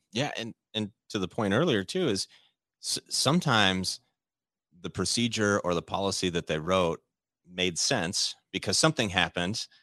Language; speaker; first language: English; native; English